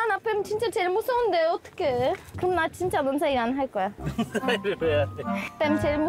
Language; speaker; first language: Korean; non-native, learner; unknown